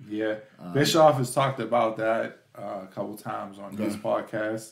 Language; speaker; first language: English; native; English